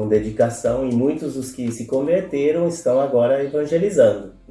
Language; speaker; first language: Portuguese; non-native, fluent; Spanish